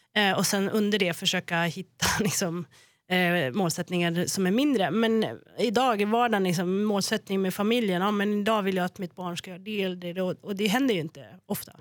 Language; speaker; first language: Swedish; native; Swedish